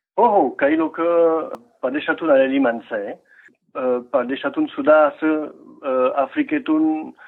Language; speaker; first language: Marathi; non-native, fluent; French